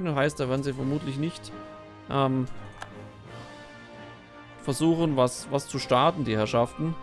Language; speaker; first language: German; native; German